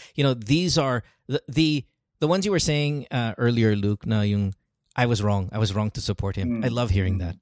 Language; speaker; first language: English; non-native, local second language; Filipino